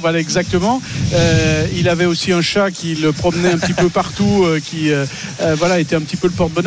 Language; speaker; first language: French; native; French